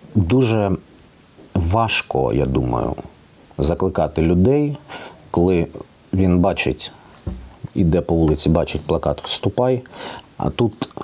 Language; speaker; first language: Ukrainian; non-native, local second language; Russian